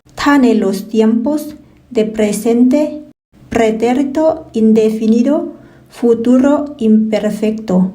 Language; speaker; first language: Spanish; non-native, fluent; Thai